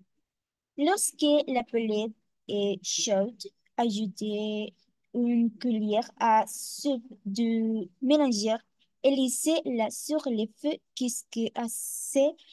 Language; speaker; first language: French; non-native, learner; Spanish